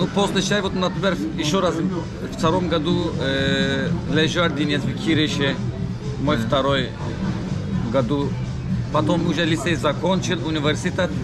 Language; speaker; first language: Russian; non-native, learner; Turkish